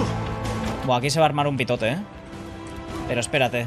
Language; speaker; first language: Spanish; native; Spanish